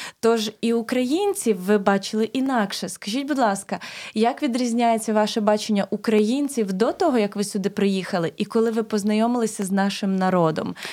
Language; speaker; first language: Ukrainian; native; Ukrainian